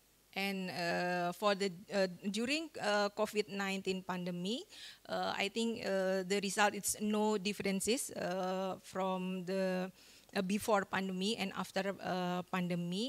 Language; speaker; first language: English; non-native, fluent; Indonesian